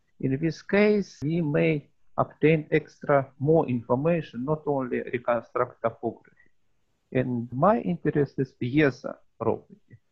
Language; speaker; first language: English; non-native, learner; Russian